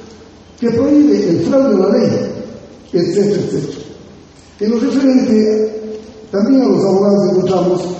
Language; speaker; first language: Spanish; native; Spanish